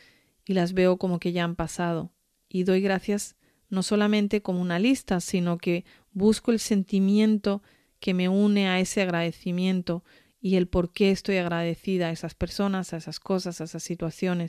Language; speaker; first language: Spanish; native; Spanish